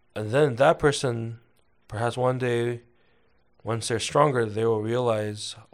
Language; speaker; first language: English; early bilingual, other home language; Chinese